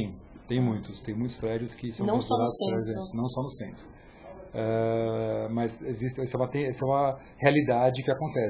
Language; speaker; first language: Portuguese; native; Portuguese